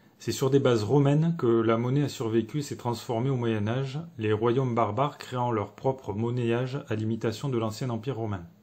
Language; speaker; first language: French; native; French